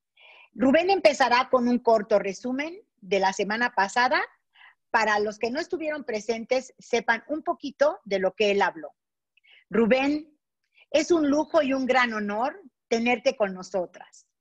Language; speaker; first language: Spanish; native; Spanish